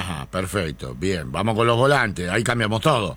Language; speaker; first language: Spanish; native; Spanish